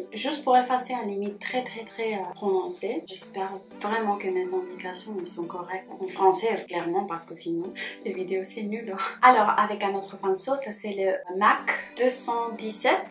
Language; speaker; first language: French; non-native, fluent; Spanish